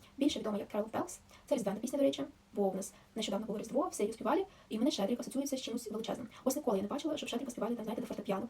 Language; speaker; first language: Ukrainian; non-native, local second language; Russian